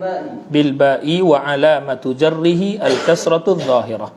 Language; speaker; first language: Arabic; non-native, fluent; Malay